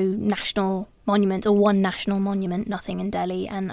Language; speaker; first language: English; native; English